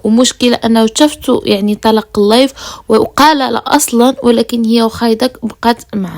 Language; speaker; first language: Arabic; native; Arabic